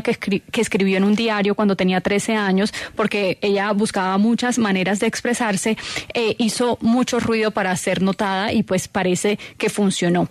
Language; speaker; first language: Spanish; native; Spanish